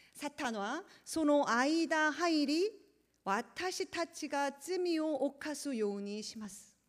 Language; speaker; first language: Japanese; non-native, learner; Korean